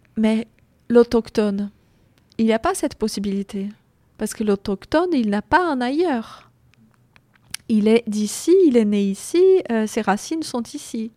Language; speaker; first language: French; non-native, fluent; Portuguese